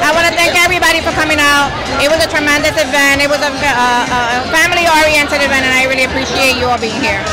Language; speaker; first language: English; early bilingual, other home language; Spanish